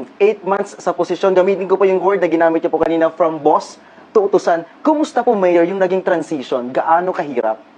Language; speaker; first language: Filipino; native; Filipino